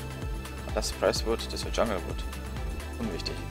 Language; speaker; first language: German; native; German